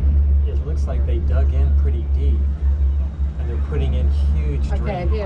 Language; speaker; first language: English; native; English